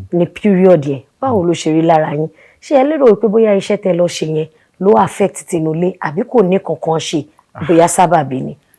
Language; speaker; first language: Yoruba; native; Yoruba